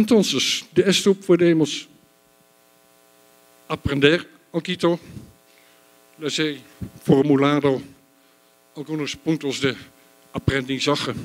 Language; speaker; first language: Spanish; non-native, fluent; Dutch